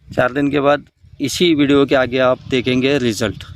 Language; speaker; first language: Hindi; non-native, local second language; Marathi